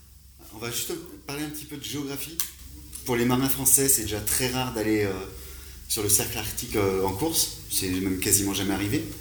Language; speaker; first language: French; native; French